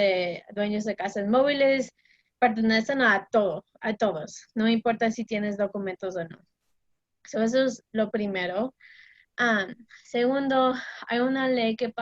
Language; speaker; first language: Spanish; non-native, fluent; English